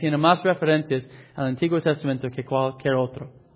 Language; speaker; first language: Spanish; non-native, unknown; English